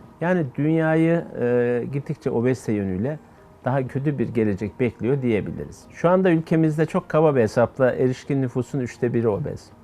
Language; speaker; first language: Turkish; native; Turkish